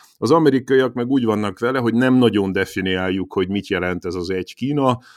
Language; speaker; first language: Hungarian; native; Hungarian